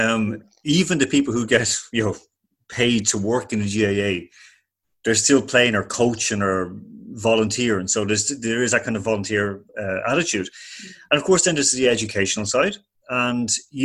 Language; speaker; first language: English; native; English